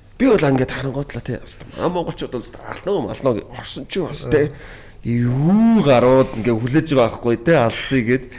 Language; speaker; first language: Mongolian; native; Mongolian